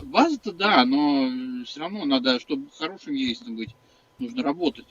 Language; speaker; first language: Russian; native; Russian